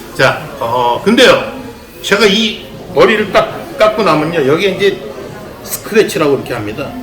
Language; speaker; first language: Korean; native; Korean